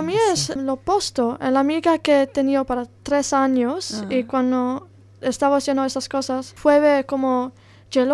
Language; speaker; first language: Spanish; non-native, learner; Italian